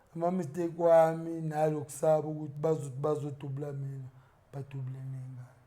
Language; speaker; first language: Zulu; native; Zulu